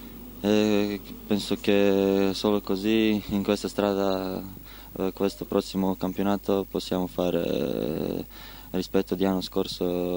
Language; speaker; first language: Italian; non-native, learner; Croatian